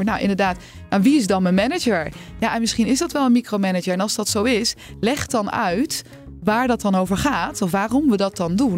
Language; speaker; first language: Dutch; native; Dutch